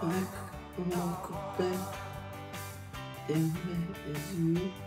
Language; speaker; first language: French; non-native, learner; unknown